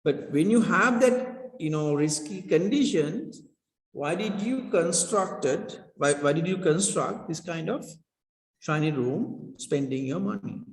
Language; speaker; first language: English; non-native, local second language; Sinhala